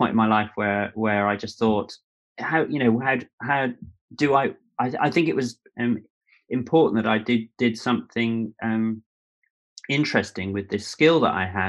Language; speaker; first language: English; native; English